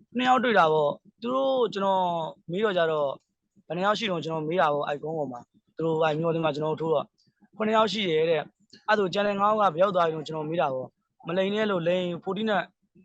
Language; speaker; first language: Burmese; native; Burmese